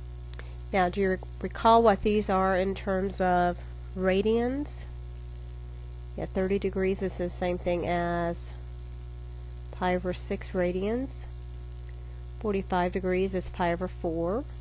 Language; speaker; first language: English; native; English